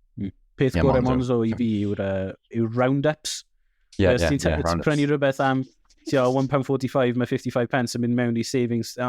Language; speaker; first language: Welsh; native; Welsh